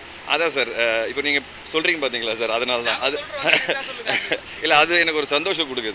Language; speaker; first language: Tamil; native; Tamil